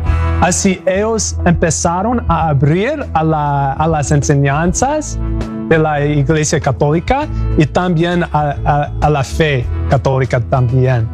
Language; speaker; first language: Spanish; non-native, learner; English